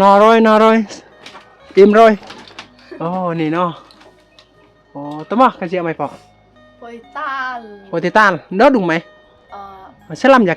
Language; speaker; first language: Vietnamese; non-native, learner; Thai